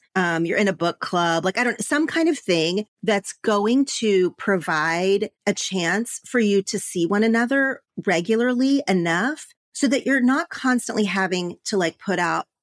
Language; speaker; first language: English; native; English